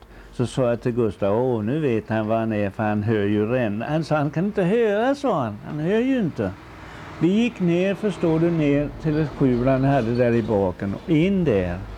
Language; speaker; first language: Swedish; early bilingual, heritage; Swedish